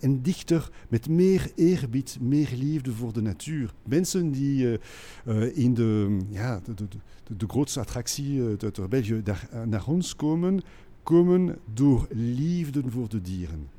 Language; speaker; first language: Dutch; non-native, local second language; French